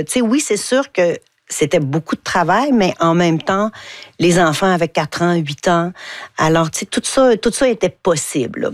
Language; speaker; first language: French; native; French